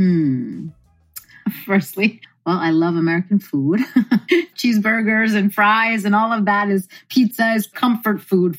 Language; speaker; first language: English; native; English